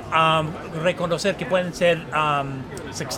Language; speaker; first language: Spanish; non-native, fluent; English